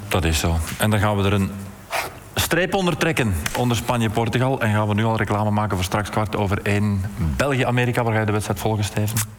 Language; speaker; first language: Dutch; native; Dutch